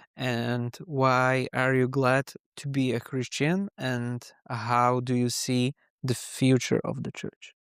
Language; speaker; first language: English; non-native, learner; Slovak